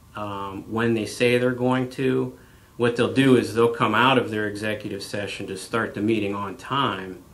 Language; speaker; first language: English; native; English